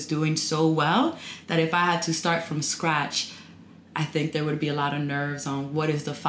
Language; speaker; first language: English; native; English